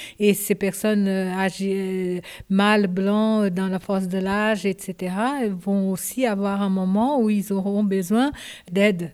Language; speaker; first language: French; non-native, fluent; Japanese